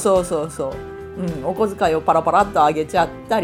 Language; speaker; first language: Japanese; native; Japanese